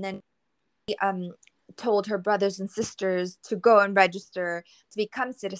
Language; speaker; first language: English; early bilingual, other home language; Spanish